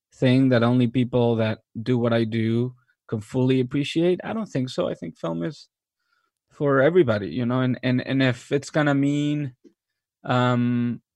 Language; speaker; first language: English; non-native, fluent; Spanish